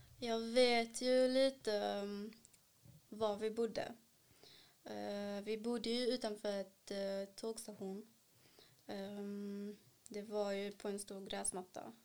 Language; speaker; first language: Swedish; early bilingual, other home language; Kannada